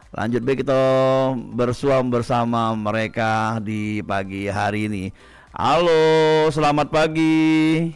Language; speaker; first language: Indonesian; native; Indonesian